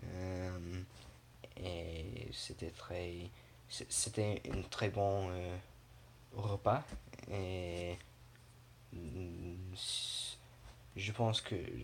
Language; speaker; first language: French; non-native, learner; English